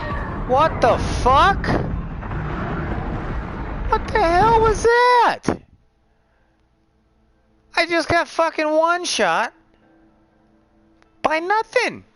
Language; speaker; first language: English; native; English